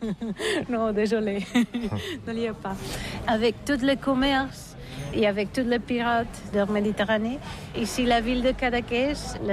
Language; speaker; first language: French; non-native, learner; Catalan